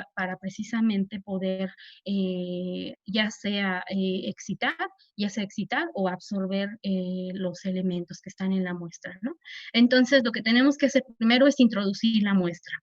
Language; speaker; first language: Spanish; native; Spanish